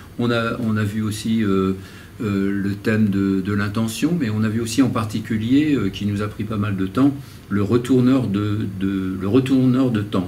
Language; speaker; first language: French; native; French